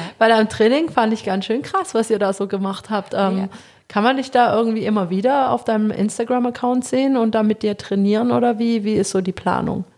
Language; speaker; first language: German; native; German